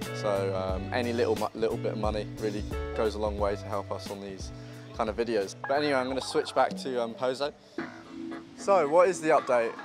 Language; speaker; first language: English; native; English